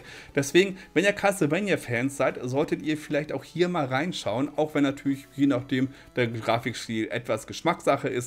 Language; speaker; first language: German; native; German